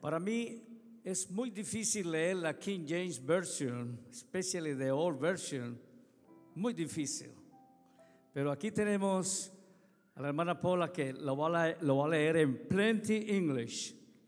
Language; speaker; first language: Spanish; native; Spanish